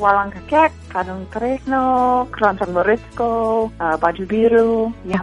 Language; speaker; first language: Indonesian; non-native, fluent; English